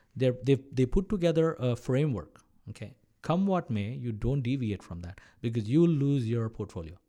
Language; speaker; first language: English; non-native, local second language; Malayalam